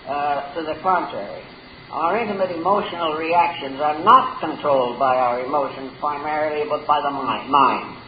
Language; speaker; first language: English; native; English